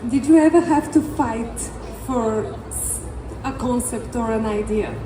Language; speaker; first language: English; non-native, fluent; Bulgarian